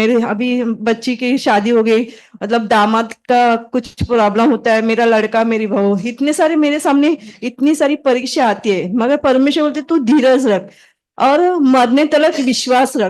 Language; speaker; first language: Hindi; native; Hindi